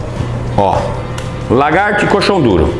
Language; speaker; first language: Portuguese; native; Portuguese